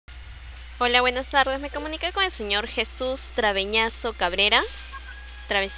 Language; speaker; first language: Spanish; native; Spanish